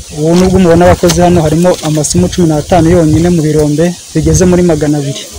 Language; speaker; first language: Kinyarwanda; native; Kinyarwanda